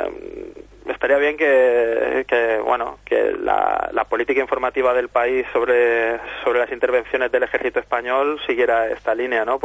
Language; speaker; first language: Spanish; native; Spanish